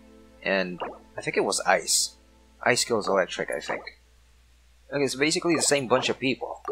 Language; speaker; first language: English; native; English